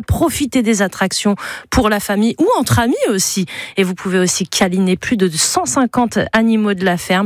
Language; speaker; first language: French; native; French